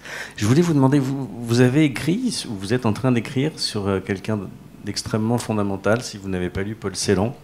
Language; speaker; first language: French; native; French